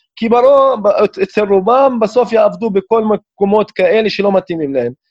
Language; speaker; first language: Hebrew; non-native, local second language; Arabic